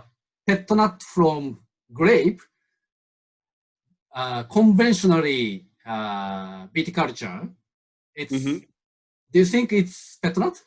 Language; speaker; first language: English; non-native, learner; Japanese